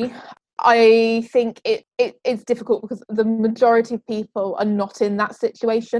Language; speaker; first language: English; native; English